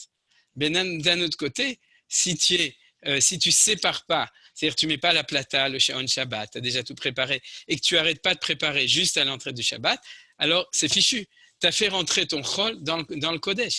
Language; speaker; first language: French; native; French